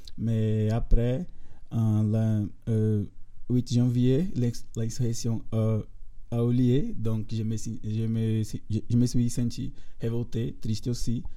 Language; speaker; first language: French; non-native, learner; Portuguese